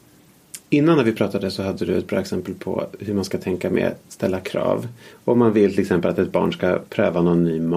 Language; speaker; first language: Swedish; native; Swedish